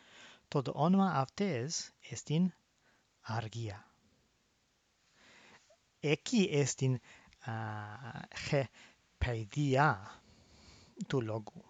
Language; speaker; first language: Greek; non-native, fluent; English